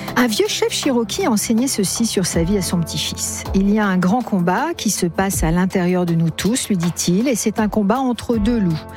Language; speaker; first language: French; native; French